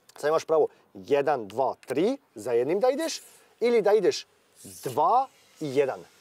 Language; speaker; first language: Croatian; early bilingual, heritage; Serbian